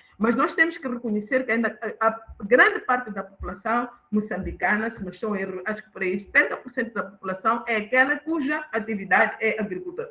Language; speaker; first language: Portuguese; non-native, local second language; Tsonga